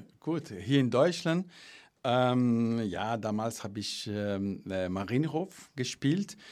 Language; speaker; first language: German; non-native, fluent; Portuguese